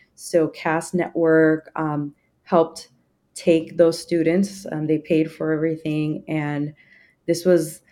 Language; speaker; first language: English; native; English